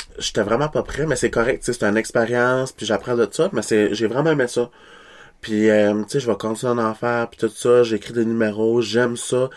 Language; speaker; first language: French; native; French